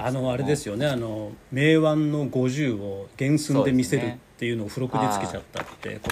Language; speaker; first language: Japanese; native; Japanese